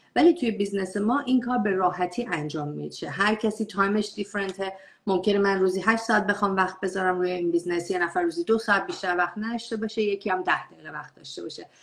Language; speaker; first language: Persian; early bilingual, heritage; Persian